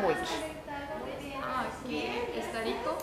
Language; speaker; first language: Spanish; non-native, learner; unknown